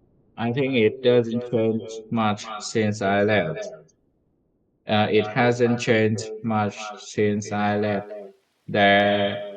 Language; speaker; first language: English; non-native, learner; Vietnamese